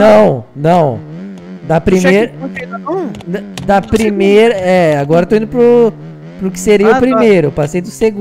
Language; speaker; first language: Portuguese; native; Portuguese